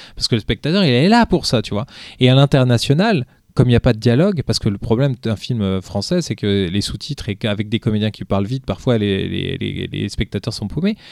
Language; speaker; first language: French; early bilingual, other home language; Portuguese